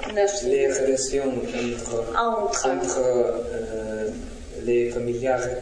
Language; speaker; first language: French; non-native, learner; Russian